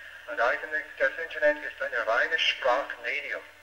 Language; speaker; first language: German; non-native, learner; English